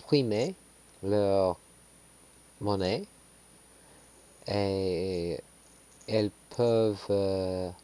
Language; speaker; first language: French; non-native, learner; English